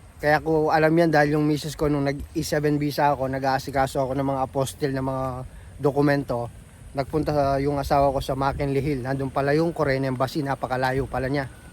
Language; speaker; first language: Filipino; non-native, local second language; Pampanga